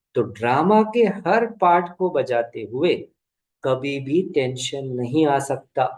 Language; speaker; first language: Hindi; non-native, local second language; Kannada